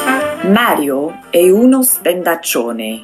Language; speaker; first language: Italian; non-native, fluent; English